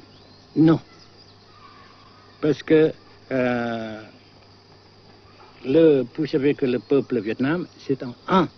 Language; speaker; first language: French; non-native, fluent; Vietnamese